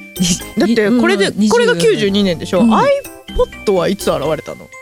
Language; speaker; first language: Japanese; native; Japanese